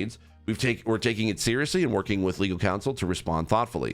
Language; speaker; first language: English; native; English